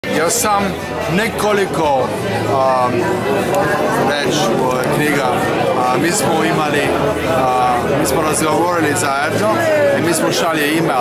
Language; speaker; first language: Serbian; early bilingual, heritage; English